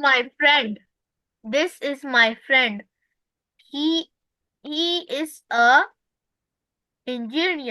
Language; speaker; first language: English; non-native, local second language; Urdu